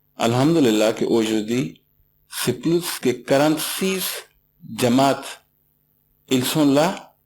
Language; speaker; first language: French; non-native, learner; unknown